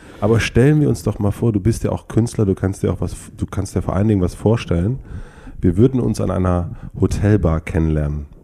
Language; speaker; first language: German; native; German